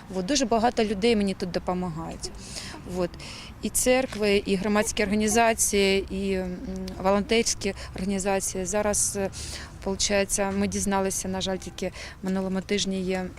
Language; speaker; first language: Ukrainian; non-native, local second language; Russian